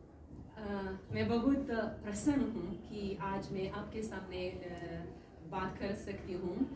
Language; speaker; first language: Hindi; non-native, learner; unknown